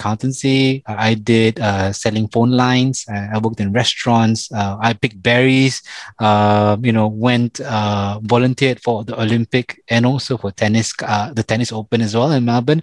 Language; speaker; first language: English; non-native, local second language; Malay